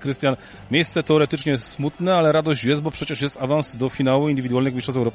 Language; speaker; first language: Polish; native; Polish